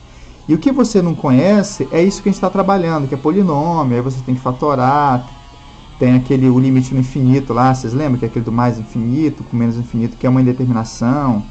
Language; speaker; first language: Portuguese; native; Portuguese